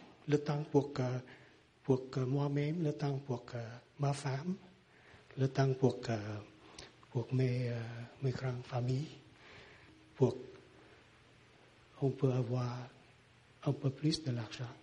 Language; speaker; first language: French; non-native, learner; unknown